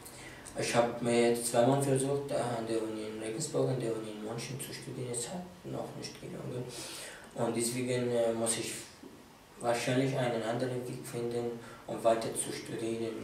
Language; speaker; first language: German; non-native, fluent; Arabic